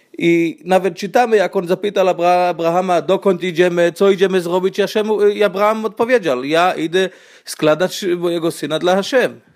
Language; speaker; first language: Polish; non-native, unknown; Hebrew